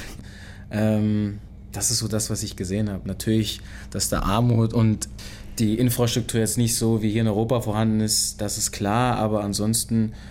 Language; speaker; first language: German; early bilingual, other home language; Lingala